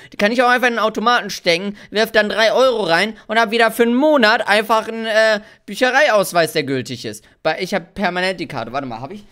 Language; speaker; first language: German; early bilingual, other home language; Hungarian